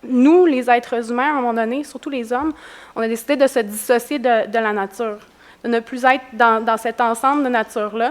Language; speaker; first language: French; native; French